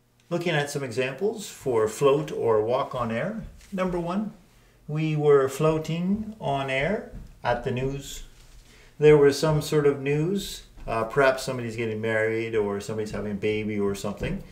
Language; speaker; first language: English; native; English